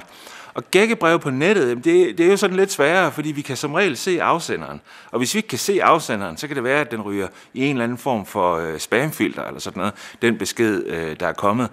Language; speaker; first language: Danish; native; Danish